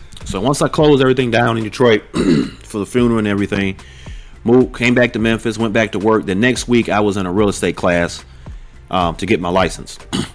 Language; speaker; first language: English; native; English